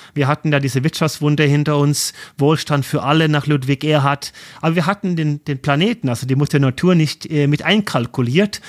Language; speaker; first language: German; non-native, fluent; Norwegian